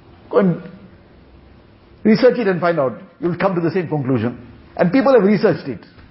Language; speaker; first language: English; native; English